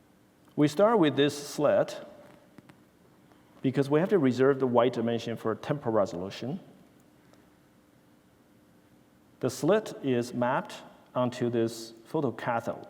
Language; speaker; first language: English; non-native, fluent; Chinese